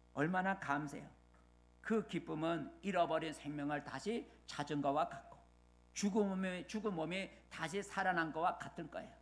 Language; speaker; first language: Korean; native; Korean